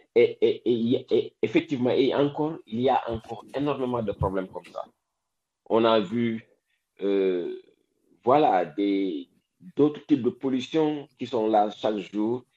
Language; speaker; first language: French; non-native, local second language; Wolof